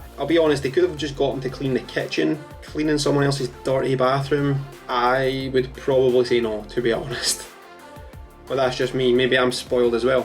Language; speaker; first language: English; native; English